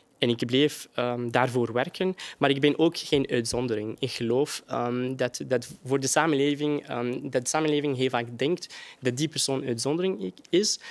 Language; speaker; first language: Dutch; non-native, fluent; Arabic